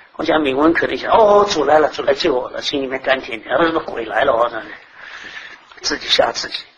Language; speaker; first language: Chinese; early bilingual, heritage; Chinese